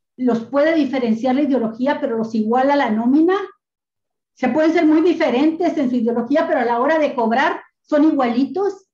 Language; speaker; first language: Spanish; native; Spanish